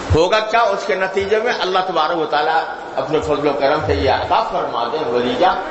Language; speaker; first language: Urdu; native; Urdu